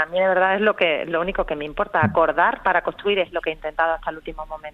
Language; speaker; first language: Spanish; native; Spanish